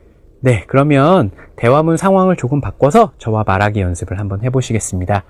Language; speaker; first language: Korean; native; Korean